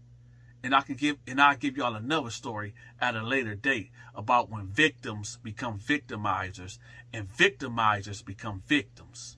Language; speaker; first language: English; native; English